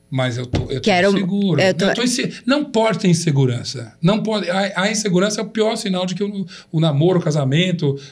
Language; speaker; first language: Portuguese; native; Portuguese